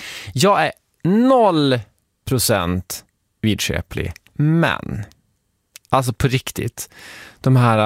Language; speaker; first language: Swedish; native; Swedish